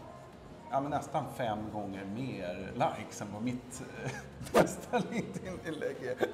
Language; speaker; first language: Swedish; native; Swedish